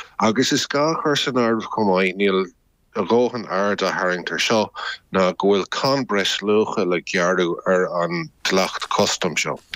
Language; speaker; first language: Irish; native; Irish